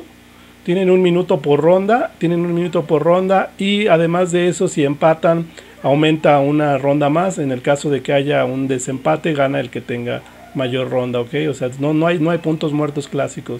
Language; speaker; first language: Spanish; native; Spanish